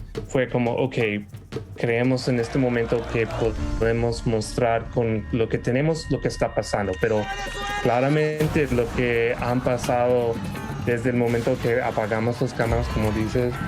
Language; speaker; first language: Spanish; non-native, fluent; English